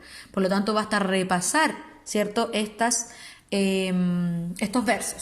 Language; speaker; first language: Spanish; native; Spanish